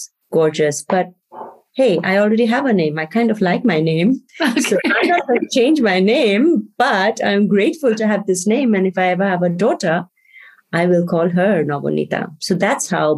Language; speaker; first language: English; non-native, local second language; Bangla